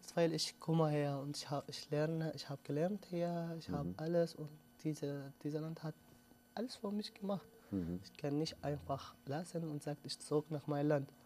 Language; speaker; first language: German; non-native, learner; Arabic